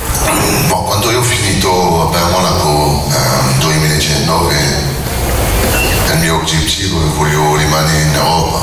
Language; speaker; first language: Italian; non-native, learner; French